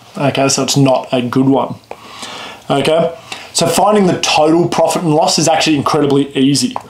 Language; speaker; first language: English; native; English